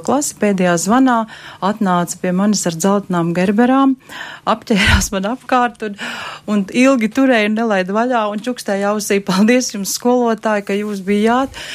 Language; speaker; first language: Latvian; native; Latvian